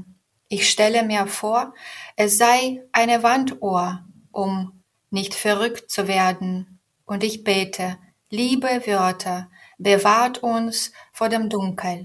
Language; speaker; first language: German; non-native, fluent; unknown